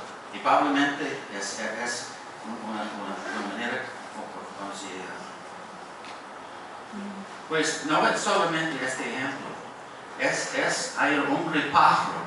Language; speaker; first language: Spanish; non-native, fluent; English